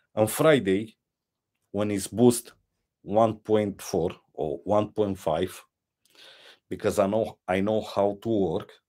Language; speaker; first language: English; non-native, learner; Romanian